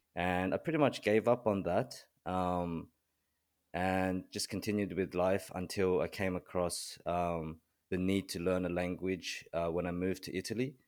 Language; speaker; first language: English; early bilingual, other home language; Korean